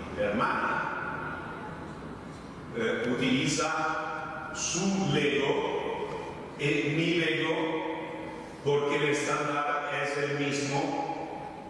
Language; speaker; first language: Spanish; non-native, fluent; Italian